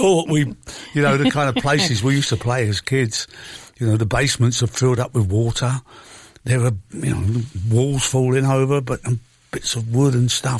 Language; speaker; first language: English; native; English